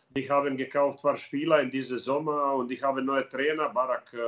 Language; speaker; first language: German; non-native, learner; Serbian